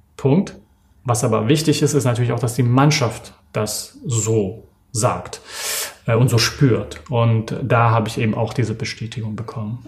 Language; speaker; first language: German; early bilingual, other home language; Serbian